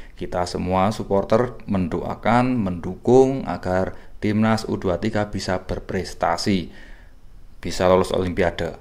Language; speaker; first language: Indonesian; native; Indonesian